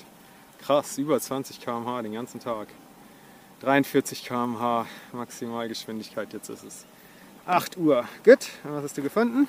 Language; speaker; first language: German; native; German